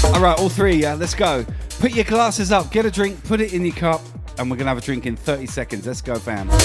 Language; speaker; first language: English; native; English